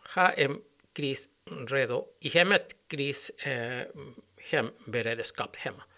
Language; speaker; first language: Swedish; non-native, learner; Spanish